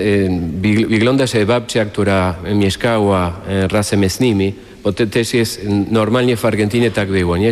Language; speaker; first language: Polish; non-native, fluent; Spanish